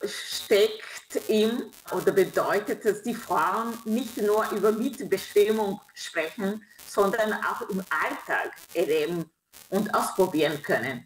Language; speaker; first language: German; non-native, fluent; Kinyarwanda